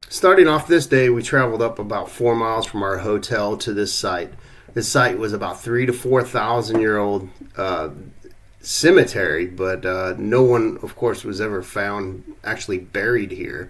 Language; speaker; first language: English; native; English